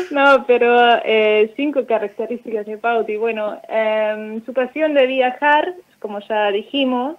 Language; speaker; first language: Spanish; non-native, fluent; German